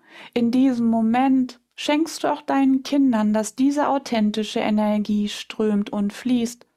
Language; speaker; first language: German; native; German